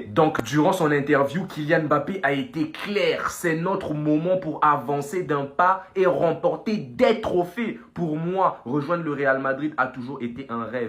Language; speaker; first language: French; native; French